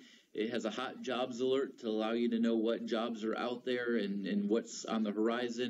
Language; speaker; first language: English; native; English